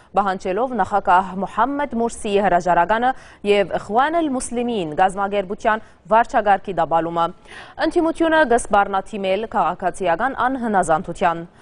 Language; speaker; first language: Armenian; early bilingual, heritage; Armenian